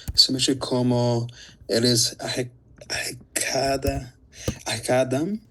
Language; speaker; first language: Portuguese; non-native, learner; English